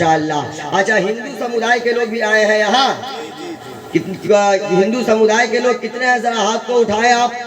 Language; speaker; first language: Hindi; native; Hindi